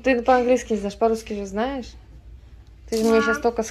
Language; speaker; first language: Russian; native; Russian